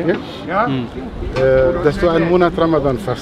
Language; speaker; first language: German; non-native, fluent; Arabic